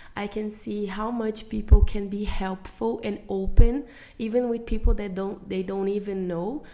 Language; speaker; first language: English; non-native, fluent; Portuguese